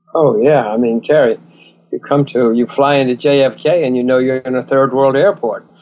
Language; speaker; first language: English; native; English